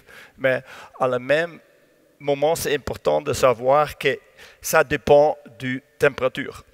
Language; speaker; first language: French; non-native, learner; Dutch